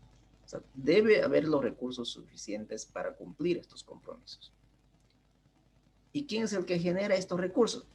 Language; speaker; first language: Spanish; native; Spanish